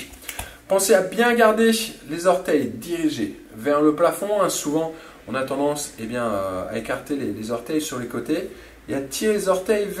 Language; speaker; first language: French; native; French